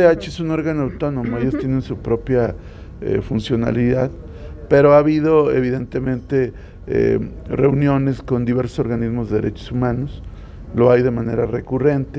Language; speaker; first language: Spanish; native; Spanish